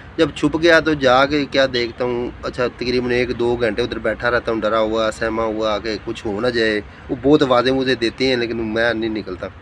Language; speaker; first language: Urdu; non-native, local second language; Punjabi